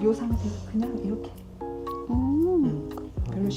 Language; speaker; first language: Korean; native; Korean